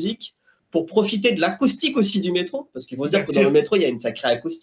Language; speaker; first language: French; native; French